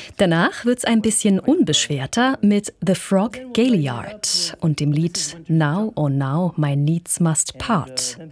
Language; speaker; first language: German; native; German